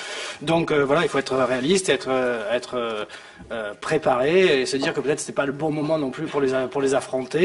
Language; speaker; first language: French; native; French